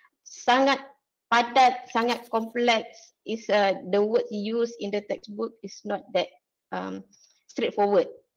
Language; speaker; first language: English; non-native, local second language; Malay